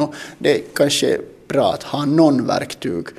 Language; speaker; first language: Swedish; non-native, local second language; Finnish